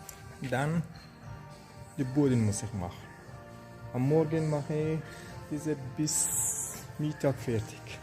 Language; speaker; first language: German; non-native, learner; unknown